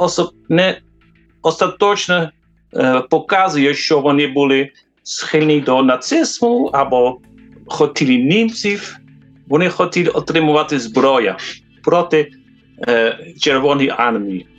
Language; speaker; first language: Ukrainian; non-native, fluent; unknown